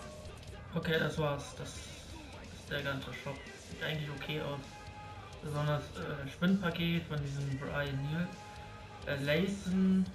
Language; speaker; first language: German; native; German